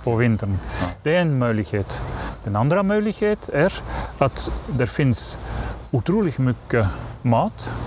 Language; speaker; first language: Swedish; non-native, learner; Dutch